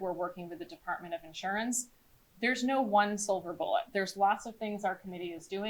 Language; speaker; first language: English; native; English